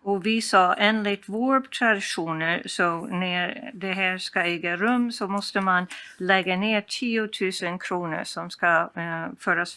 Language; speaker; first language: Swedish; non-native, fluent; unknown